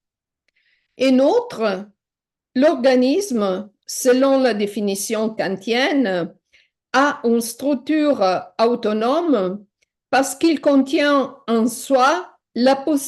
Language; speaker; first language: French; non-native, fluent; Italian